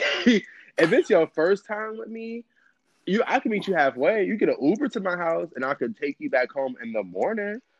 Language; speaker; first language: English; native; English